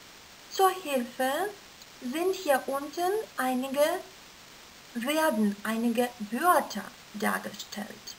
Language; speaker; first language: German; non-native, fluent; Russian